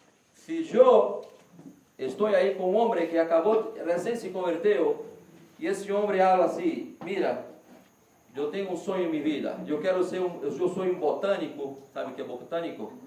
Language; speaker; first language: Spanish; non-native, learner; Portuguese